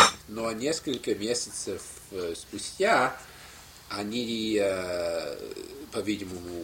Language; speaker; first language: Russian; non-native, fluent; English